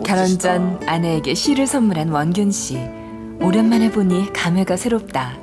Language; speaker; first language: Korean; native; Korean